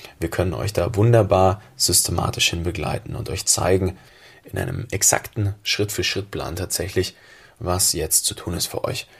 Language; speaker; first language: German; native; German